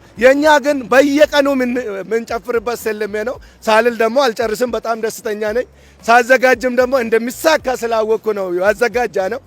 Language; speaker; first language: Amharic; non-native, local second language; Hadiyya